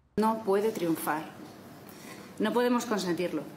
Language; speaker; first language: Spanish; native; Spanish